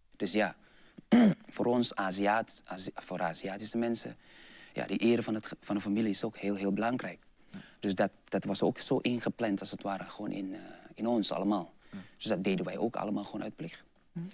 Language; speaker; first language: Dutch; non-native, fluent; Indonesian